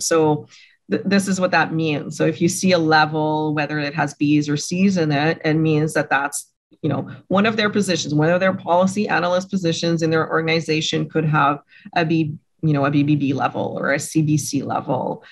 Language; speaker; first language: English; non-native, fluent; French